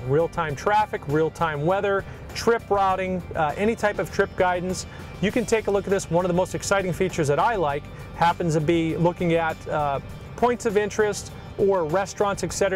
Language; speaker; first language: English; native; English